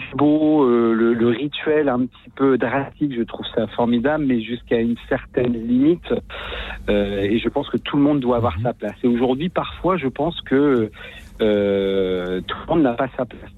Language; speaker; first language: French; native; French